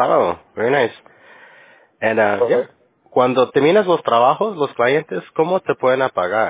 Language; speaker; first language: Spanish; early bilingual, heritage; Spanish